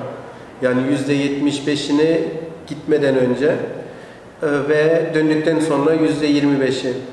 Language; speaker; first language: Turkish; early bilingual, heritage; Turkish